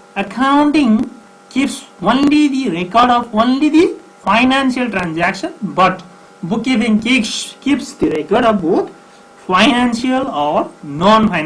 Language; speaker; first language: English; non-native, local second language; Nepali